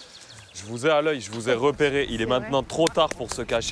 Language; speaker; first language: French; native; French